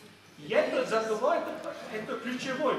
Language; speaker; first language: Russian; non-native, fluent; Catalan